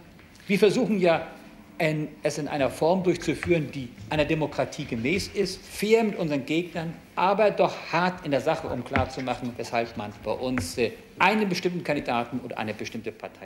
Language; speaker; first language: German; native; German